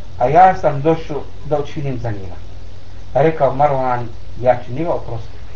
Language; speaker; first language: Bosnian; non-native, learner; Arabic